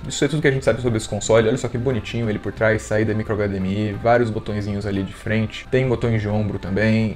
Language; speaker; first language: Portuguese; native; Portuguese